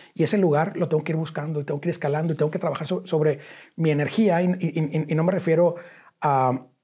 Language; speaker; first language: Spanish; native; Spanish